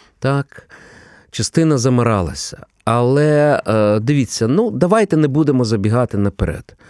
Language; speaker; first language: Ukrainian; non-native, local second language; Russian